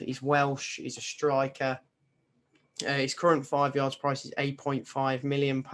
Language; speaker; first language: English; native; English